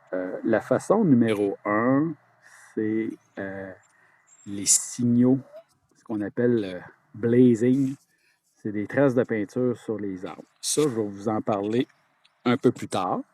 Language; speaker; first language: French; native; French